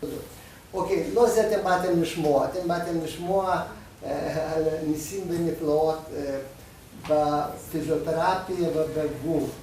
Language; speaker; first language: Hebrew; non-native, fluent; Russian